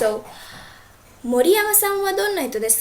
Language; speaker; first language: Japanese; non-native, fluent; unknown